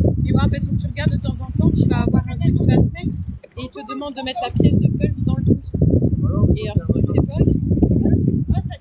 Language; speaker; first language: French; native; French